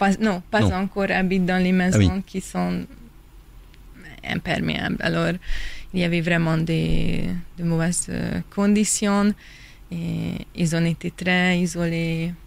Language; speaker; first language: French; non-native, fluent; Hungarian